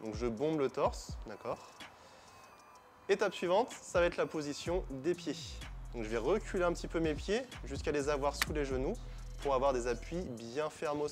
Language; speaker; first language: French; native; French